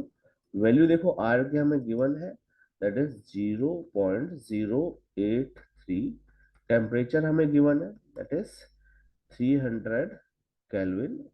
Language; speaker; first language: Hindi; native; Hindi